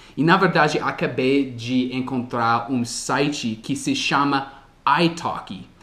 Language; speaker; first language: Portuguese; non-native, fluent; English